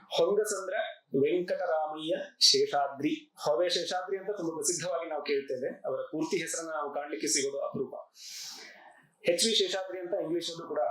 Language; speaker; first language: Kannada; native; Kannada